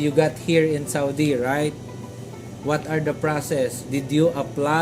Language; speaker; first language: English; non-native, learner; Filipino